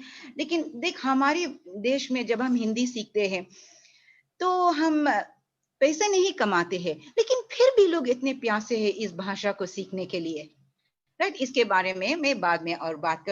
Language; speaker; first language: Hindi; early bilingual, heritage; Hindi